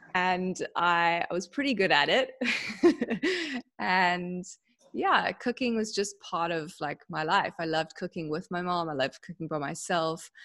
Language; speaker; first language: English; native; English